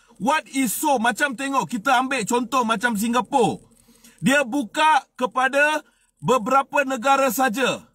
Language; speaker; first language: Malay; non-native, local second language; Tamil